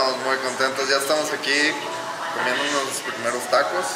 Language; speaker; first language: Spanish; native; Spanish